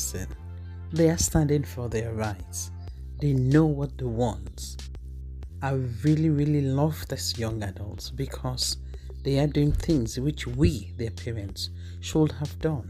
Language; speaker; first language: English; non-native, local second language; Yoruba